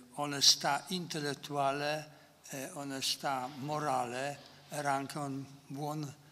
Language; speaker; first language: Italian; non-native, fluent; Polish